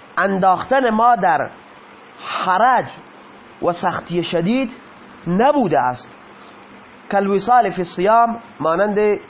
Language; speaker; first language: Persian; native; Persian